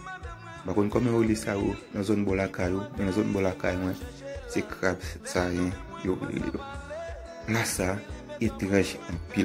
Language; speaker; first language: French; non-native, learner; Haitian Creole